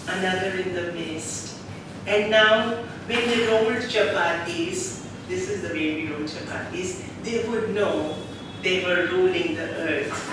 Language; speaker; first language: English; non-native, local second language; Hindi